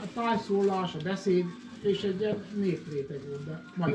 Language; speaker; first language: Hungarian; native; Hungarian